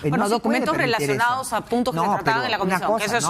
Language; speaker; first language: Spanish; native; Spanish